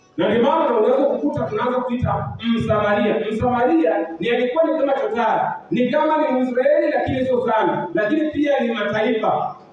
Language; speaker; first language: Swahili; non-native, local second language; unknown